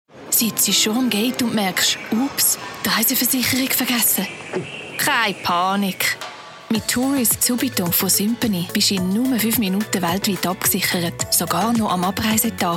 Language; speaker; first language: German; native; German